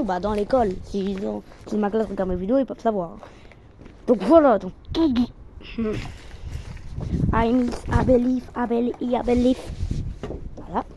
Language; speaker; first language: French; native; French